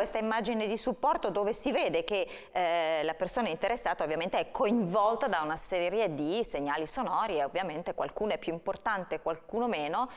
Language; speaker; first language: Italian; native; Italian